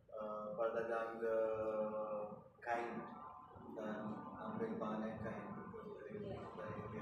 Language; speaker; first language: Indonesian; non-native, fluent; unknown